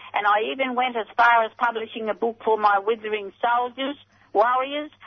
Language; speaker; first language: English; native; English